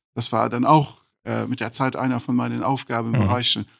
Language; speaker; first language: German; non-native, local second language; Luxembourgish